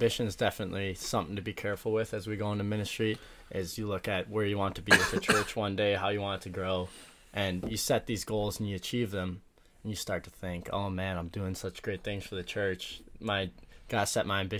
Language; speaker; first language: English; native; English